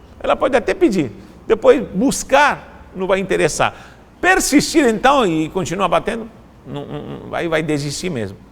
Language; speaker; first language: Portuguese; non-native, fluent; Spanish